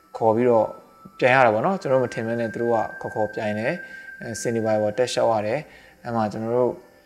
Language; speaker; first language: Burmese; non-native, local second language; Shan